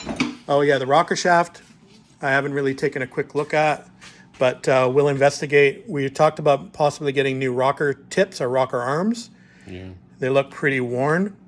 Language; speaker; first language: English; native; English